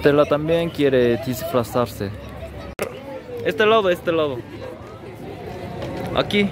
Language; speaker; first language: Spanish; non-native, learner; Korean